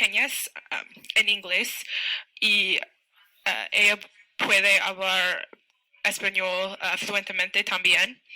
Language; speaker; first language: Spanish; non-native, learner; English